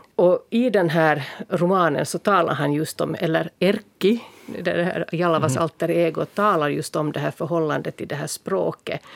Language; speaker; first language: Swedish; native; Swedish